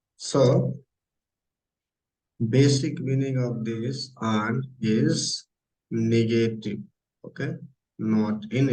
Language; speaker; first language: English; non-native, local second language; Hindi